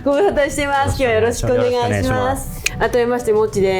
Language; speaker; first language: Japanese; native; Japanese